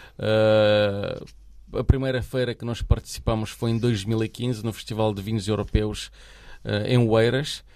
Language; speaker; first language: Portuguese; non-native, fluent; Romanian